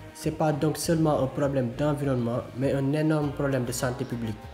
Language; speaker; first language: French; non-native, local second language; Wolof